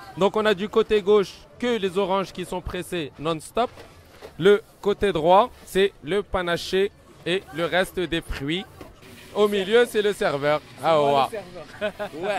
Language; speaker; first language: French; non-native, local second language; Arabic